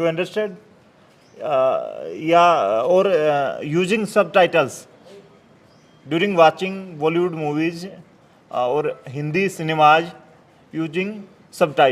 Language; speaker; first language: English; non-native, learner; Hindi